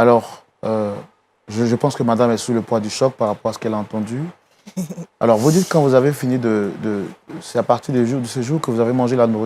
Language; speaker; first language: French; native; French